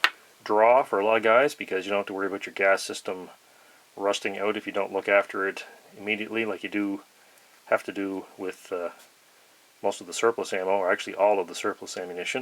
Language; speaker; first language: English; native; English